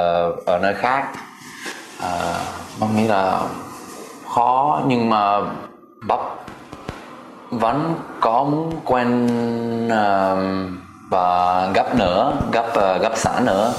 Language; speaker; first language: Vietnamese; non-native, learner; Swedish